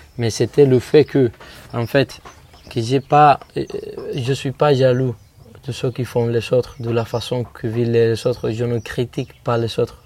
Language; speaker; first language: French; non-native, fluent; Spanish